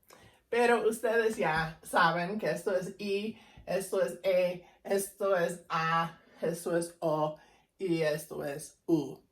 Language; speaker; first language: Spanish; non-native, fluent; English